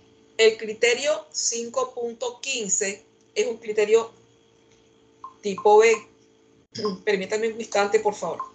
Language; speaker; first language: Spanish; native; Spanish